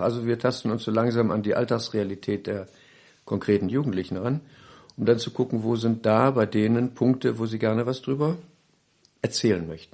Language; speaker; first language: German; native; German